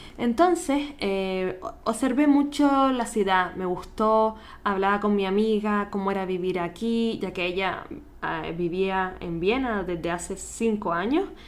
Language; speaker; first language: Spanish; native; Spanish